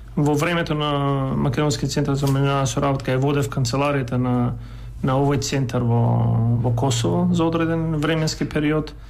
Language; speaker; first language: Macedonian; non-native, local second language; Albanian